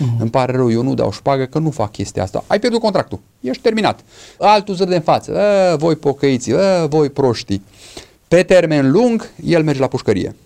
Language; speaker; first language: Romanian; non-native, fluent; English